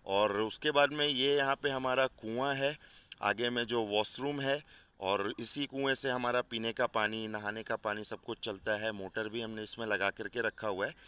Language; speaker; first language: Hindi; non-native, local second language; Odia